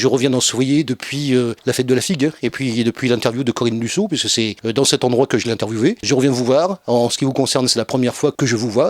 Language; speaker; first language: French; native; French